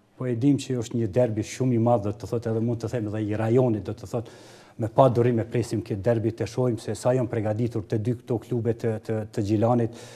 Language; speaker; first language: Albanian; native; Albanian